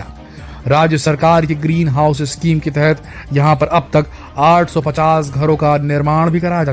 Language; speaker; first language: Hindi; native; Hindi